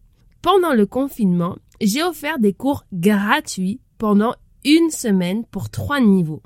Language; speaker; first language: French; native; French